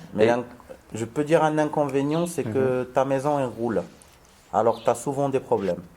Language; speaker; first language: French; non-native, local second language; Arabic